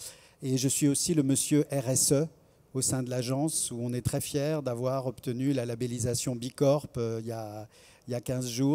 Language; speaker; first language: French; native; French